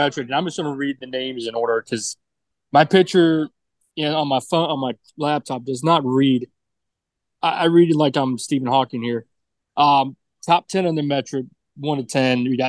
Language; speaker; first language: English; native; English